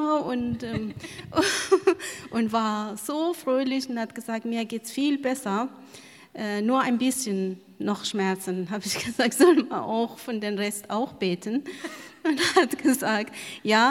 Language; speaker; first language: German; non-native, fluent; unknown